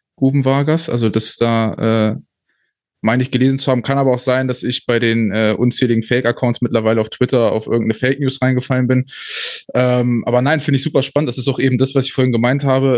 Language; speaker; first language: German; native; German